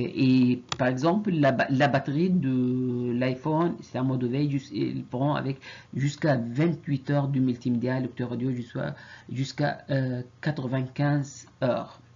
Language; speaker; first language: French; non-native, fluent; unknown